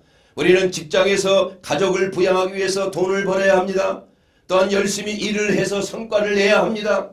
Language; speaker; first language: Korean; native; Korean